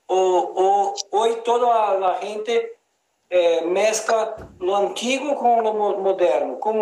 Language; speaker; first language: Spanish; non-native, learner; Portuguese